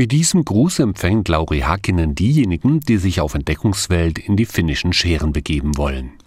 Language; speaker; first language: German; native; German